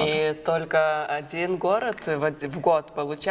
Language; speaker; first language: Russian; non-native, learner; Lithuanian